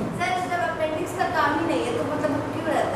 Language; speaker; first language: Hindi; native; Hindi